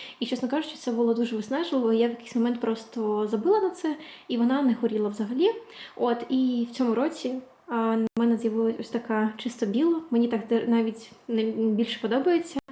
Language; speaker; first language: Ukrainian; native; Ukrainian